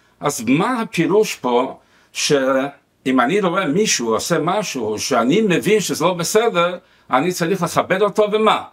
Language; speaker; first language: Hebrew; non-native, fluent; Spanish